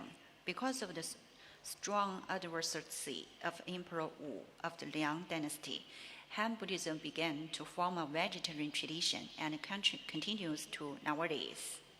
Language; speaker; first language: English; non-native, learner; Chinese